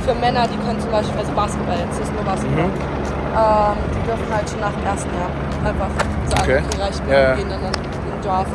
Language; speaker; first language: German; native; German